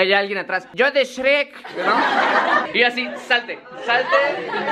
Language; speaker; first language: Spanish; native; Spanish